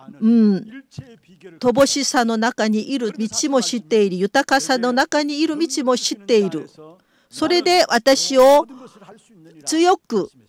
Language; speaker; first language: Japanese; non-native, fluent; Korean